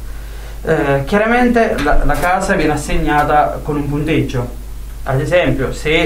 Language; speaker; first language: Italian; native; Italian